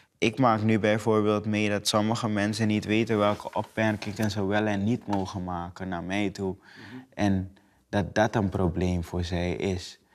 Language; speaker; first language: Dutch; native; Dutch